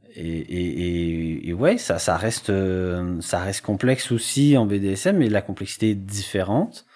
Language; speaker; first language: French; native; French